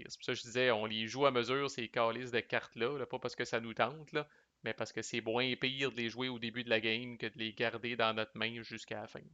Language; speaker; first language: French; native; French